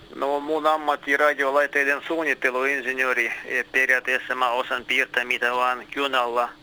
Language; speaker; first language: Finnish; non-native, learner; Russian